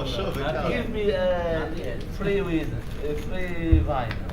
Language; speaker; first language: English; non-native, learner; Polish